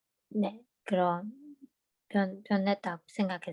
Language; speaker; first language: Korean; non-native, learner; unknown